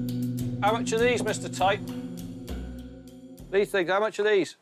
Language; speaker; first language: English; native; English